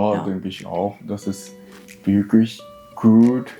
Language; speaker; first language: German; non-native, learner; Japanese